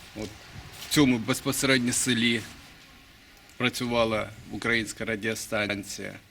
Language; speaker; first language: Ukrainian; native; Ukrainian